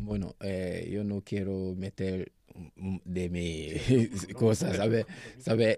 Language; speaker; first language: Spanish; non-native, learner; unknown